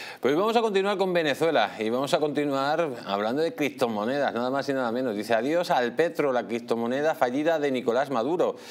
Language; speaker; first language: Spanish; native; Spanish